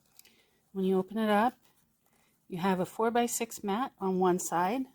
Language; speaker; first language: English; native; English